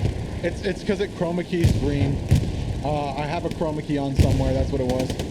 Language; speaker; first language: English; native; English